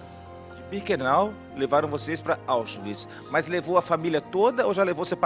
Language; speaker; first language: Portuguese; native; Portuguese